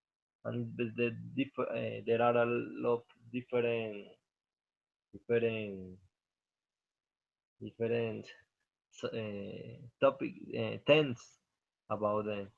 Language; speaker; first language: English; non-native, learner; Spanish